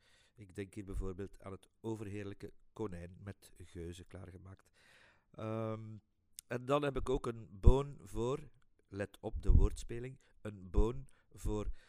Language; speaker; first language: Dutch; native; Dutch